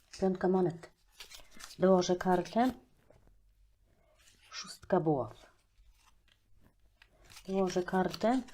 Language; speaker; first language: Polish; native; Polish